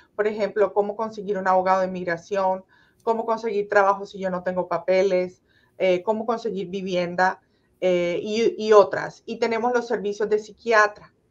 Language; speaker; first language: Spanish; native; Spanish